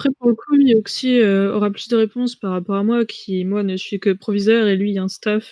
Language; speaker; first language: French; native; French